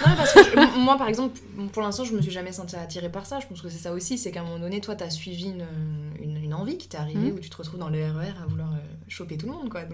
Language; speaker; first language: French; native; French